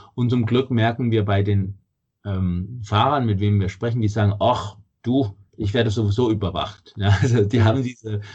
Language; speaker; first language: German; non-native, fluent; Danish